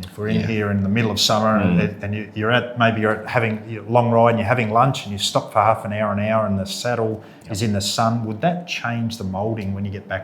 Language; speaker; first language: English; native; English